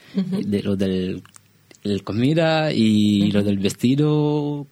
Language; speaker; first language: Spanish; non-native, learner; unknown